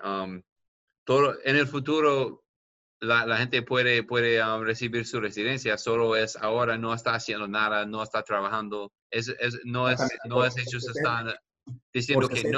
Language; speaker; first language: Spanish; non-native, learner; English